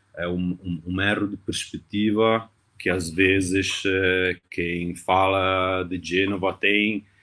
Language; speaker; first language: Portuguese; non-native, fluent; Italian